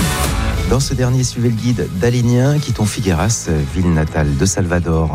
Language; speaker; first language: French; native; French